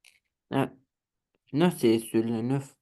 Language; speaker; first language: French; non-native, learner; Romanian